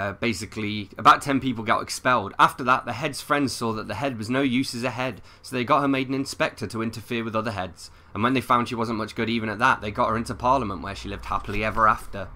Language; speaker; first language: English; native; English